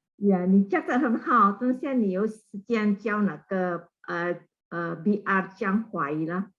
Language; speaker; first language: Chinese; non-native, learner; Indonesian